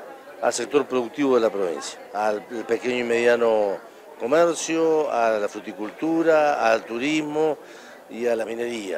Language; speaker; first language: Spanish; native; Spanish